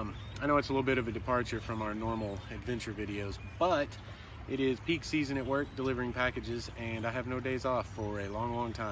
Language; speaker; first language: English; native; English